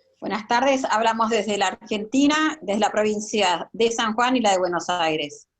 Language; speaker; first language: Spanish; native; Spanish